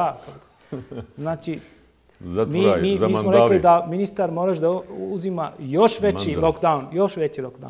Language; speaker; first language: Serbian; non-native, local second language; Turkish